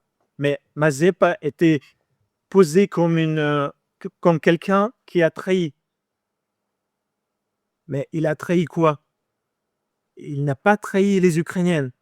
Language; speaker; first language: French; non-native, fluent; Ukrainian